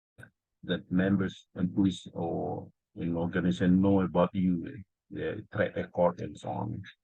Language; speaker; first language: English; non-native, learner; Indonesian